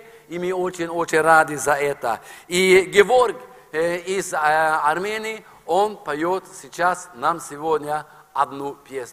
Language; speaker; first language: Russian; non-native, fluent; Norwegian